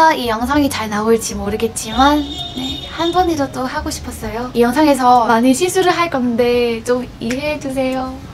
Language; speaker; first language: Korean; non-native, fluent; Vietnamese